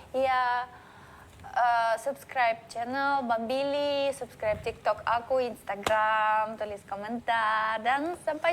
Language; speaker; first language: Indonesian; non-native, learner; Russian